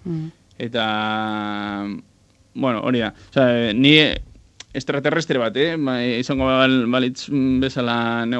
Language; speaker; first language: Basque; non-native, local second language; Spanish